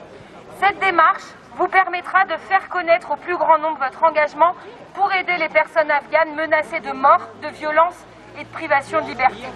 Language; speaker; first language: French; native; French